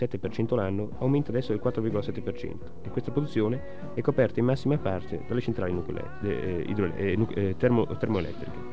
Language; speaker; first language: Italian; native; Italian